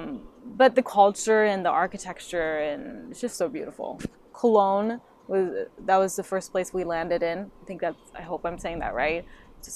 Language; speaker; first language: English; non-native, fluent; Japanese